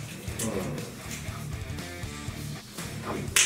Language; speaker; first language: Japanese; native; Japanese